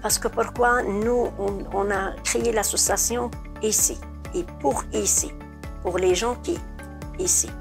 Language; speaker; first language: French; non-native, learner; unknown